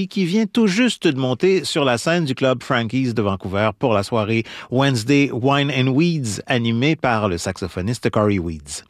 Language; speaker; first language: French; native; French